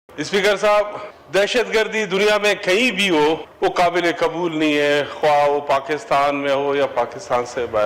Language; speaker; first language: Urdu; non-native, local second language; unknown